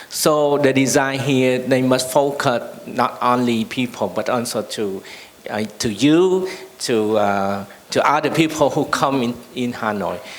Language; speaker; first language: English; non-native, learner; Vietnamese